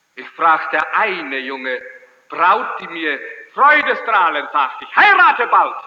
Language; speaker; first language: German; early bilingual, heritage; German